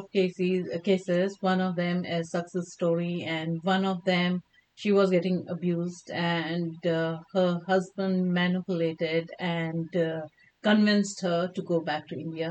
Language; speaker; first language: English; non-native, local second language; Kashmiri